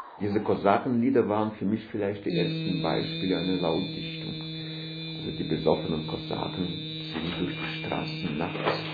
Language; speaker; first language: German; non-native, fluent; Russian